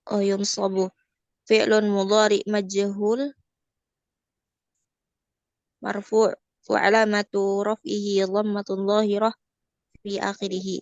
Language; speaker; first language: Arabic; non-native, learner; Indonesian